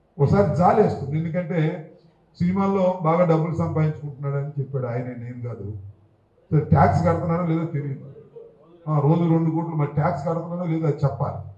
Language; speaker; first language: Telugu; native; Telugu